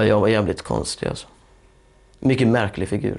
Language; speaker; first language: Swedish; native; Swedish